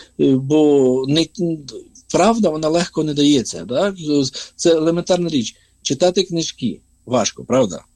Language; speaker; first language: Ukrainian; native; Ukrainian